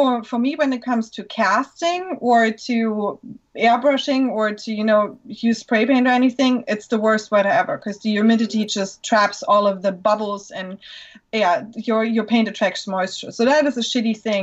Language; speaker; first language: English; non-native, fluent; German